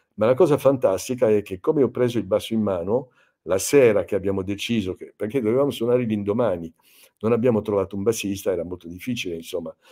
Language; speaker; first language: Italian; non-native, fluent; French